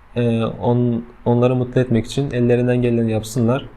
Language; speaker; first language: Turkish; non-native, fluent; Persian